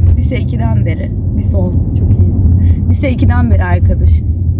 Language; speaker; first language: Turkish; native; Turkish